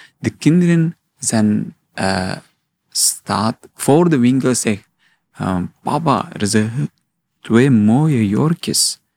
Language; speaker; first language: Dutch; non-native, learner; Persian